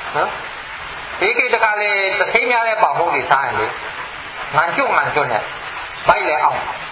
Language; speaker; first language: Burmese; non-native, local second language; Hakha Chin